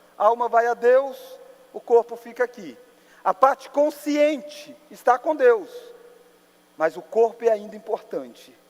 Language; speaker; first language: Portuguese; native; Portuguese